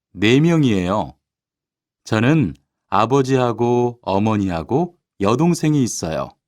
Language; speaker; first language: Korean; native; Korean